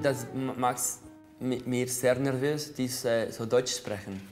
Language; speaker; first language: German; non-native, learner; Spanish